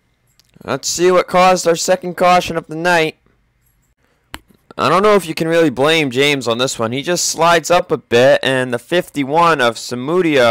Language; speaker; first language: English; native; English